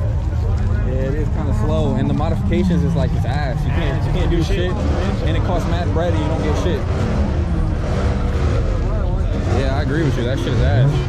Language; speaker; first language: English; native; English